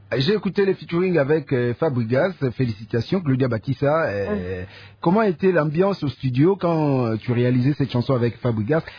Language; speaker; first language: French; non-native, local second language; Lingala